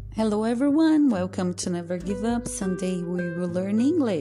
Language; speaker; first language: English; non-native, fluent; Portuguese